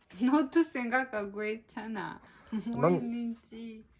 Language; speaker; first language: Korean; non-native, learner; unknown